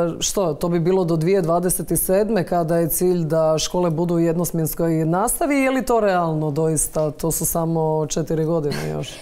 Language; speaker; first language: Croatian; native; Croatian